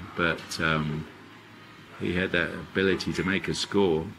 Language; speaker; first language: English; native; English